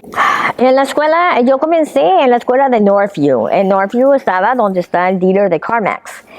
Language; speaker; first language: Spanish; early bilingual, heritage; Spanish